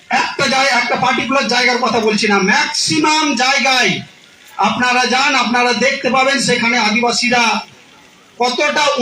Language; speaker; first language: Bangla; non-native, local second language; Santali